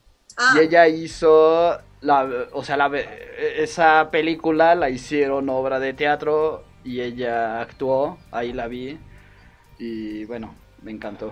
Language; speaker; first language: Spanish; native; Spanish